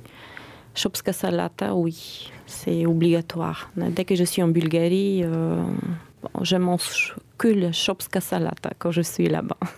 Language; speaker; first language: French; non-native, fluent; Bulgarian